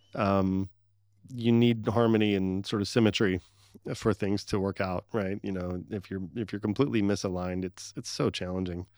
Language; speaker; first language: English; early bilingual, other home language; Arabic